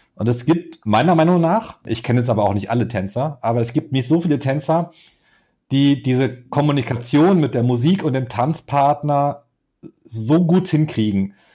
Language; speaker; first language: German; native; German